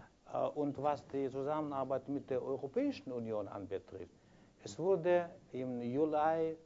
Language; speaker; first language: German; non-native, fluent; Kyrgyz